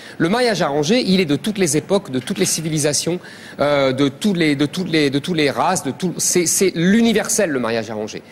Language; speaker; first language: French; native; French